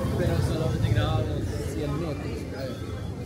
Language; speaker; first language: Spanish; non-native, learner; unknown